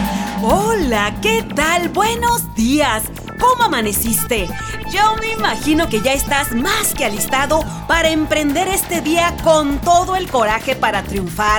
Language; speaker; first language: Spanish; native; Spanish